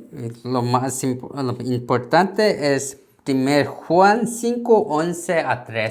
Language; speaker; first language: Spanish; non-native, learner; Korean